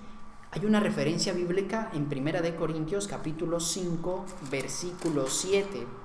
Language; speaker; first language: Spanish; native; Spanish